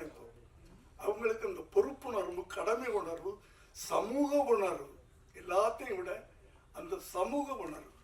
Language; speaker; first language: Tamil; native; Tamil